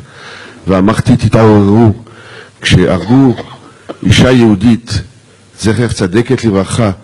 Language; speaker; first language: Hebrew; non-native, fluent; French